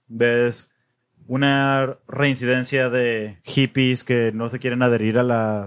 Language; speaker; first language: Spanish; native; Spanish